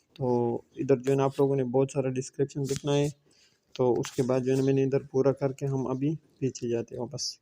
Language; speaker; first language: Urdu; non-native, local second language; Pashto